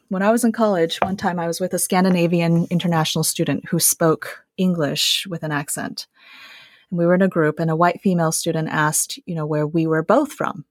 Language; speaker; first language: English; early bilingual, other home language; Chinese